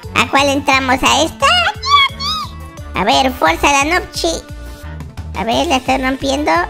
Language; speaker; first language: Spanish; native; Spanish